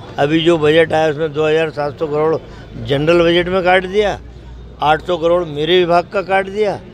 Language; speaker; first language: Hindi; native; Hindi